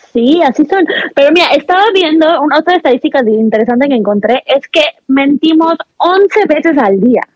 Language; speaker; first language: Spanish; native; Spanish